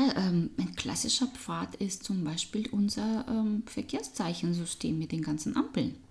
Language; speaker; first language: German; non-native, fluent; Russian